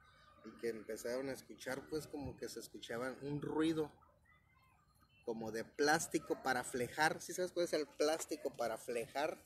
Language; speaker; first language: Spanish; native; Spanish